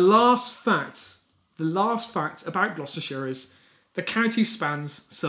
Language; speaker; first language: English; native; English